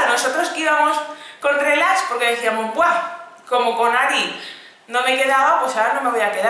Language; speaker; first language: Spanish; native; Spanish